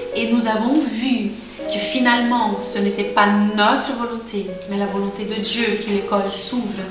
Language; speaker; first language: French; non-native, fluent; Portuguese